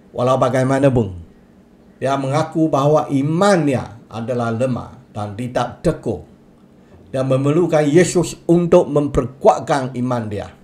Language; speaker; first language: Malay; non-native, local second language; Chinese